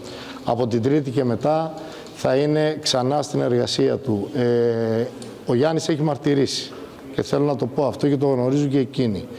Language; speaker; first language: Greek; native; Greek